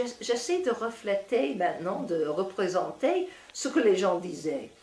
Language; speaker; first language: French; non-native, fluent; English